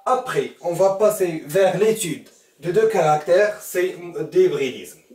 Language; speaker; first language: French; non-native, local second language; Arabic